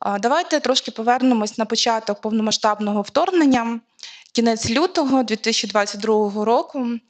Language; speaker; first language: Ukrainian; native; Ukrainian